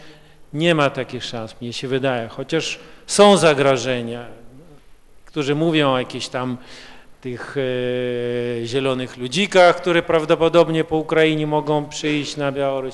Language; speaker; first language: Polish; early bilingual, heritage; Russian